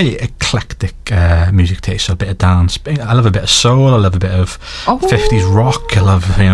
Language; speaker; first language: English; native; English